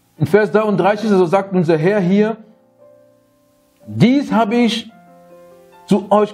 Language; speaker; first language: German; non-native, fluent; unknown